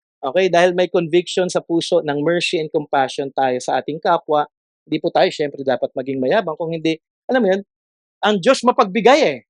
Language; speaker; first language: Filipino; non-native, local second language; Iloko